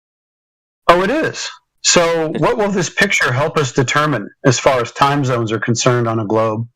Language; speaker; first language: English; native; English